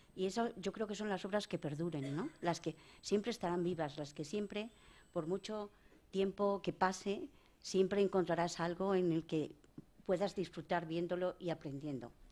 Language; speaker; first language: Spanish; native; Spanish